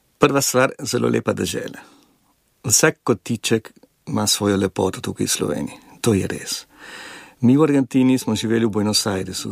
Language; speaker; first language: Slovenian; early bilingual, heritage; Slovenian